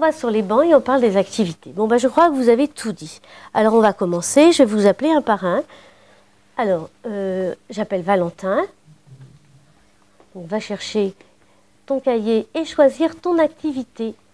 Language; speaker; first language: French; native; French